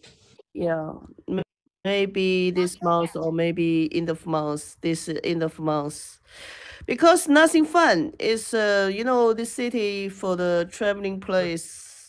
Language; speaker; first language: English; non-native, learner; Chinese